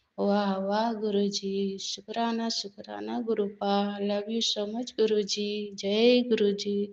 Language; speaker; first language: Hindi; native; Hindi